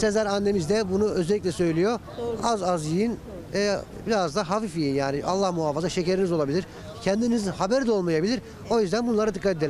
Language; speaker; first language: Turkish; native; Turkish